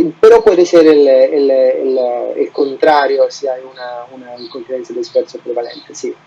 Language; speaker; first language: Spanish; non-native, fluent; Italian